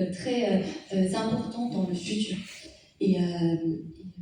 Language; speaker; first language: French; native; French